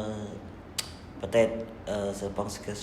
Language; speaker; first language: French; non-native, learner; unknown